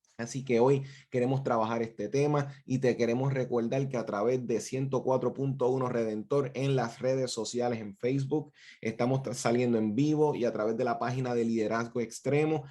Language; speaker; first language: Spanish; native; Spanish